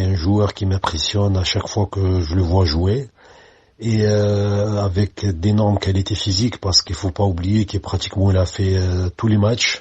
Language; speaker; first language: French; non-native, local second language; Arabic